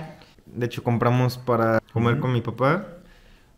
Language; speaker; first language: Spanish; native; Spanish